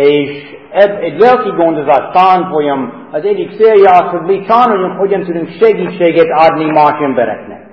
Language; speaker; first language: Hungarian; non-native, learner; English